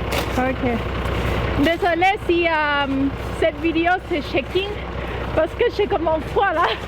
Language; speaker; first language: French; non-native, learner; Thai